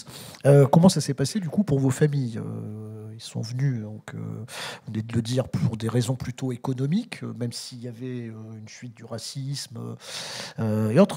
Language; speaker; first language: French; native; French